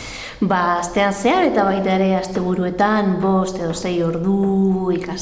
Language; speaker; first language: Basque; non-native, local second language; Spanish